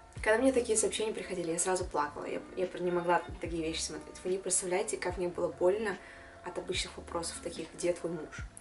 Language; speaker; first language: Russian; non-native, local second language; Kyrgyz